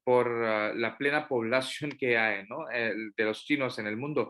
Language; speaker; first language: Spanish; non-native, fluent; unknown